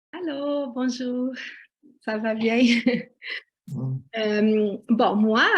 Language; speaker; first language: French; non-native, fluent; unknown